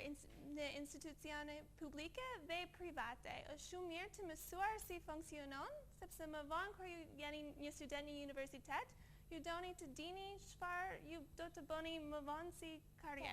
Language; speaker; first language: Albanian; non-native, learner; English